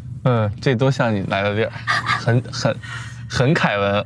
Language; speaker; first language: Chinese; native; Chinese